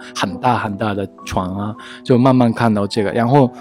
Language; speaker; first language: Chinese; non-native, fluent; Japanese